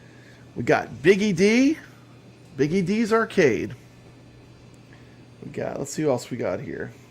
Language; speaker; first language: English; native; English